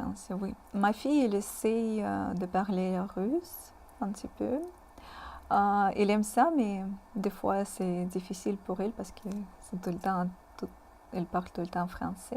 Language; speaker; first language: French; non-native, fluent; Russian